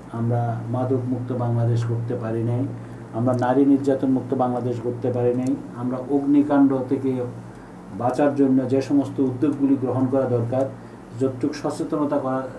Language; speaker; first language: Bangla; native; Bangla